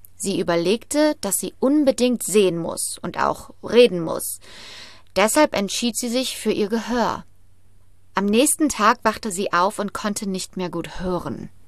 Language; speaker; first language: German; native; German